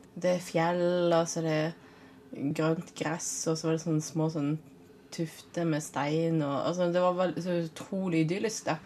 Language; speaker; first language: Norwegian; early bilingual, other home language; Tamil